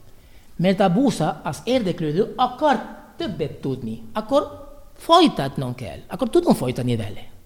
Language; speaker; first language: Hungarian; non-native, learner; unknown